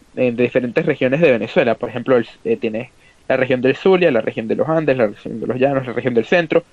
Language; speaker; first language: Spanish; native; Spanish